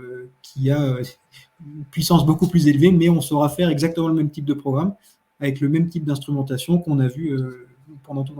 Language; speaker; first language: French; native; French